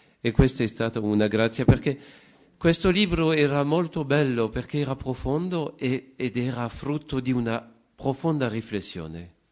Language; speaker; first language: Italian; non-native, fluent; French